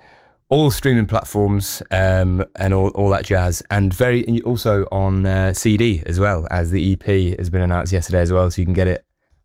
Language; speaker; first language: English; native; English